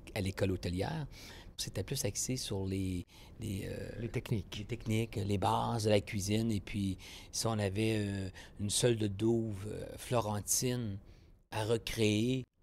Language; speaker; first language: French; native; French